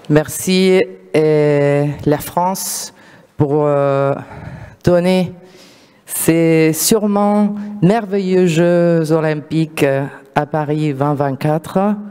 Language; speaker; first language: French; non-native, fluent; Spanish